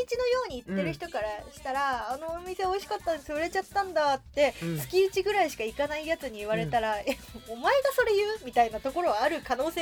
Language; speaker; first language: Japanese; native; Japanese